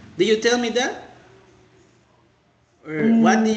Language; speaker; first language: English; non-native, fluent; Spanish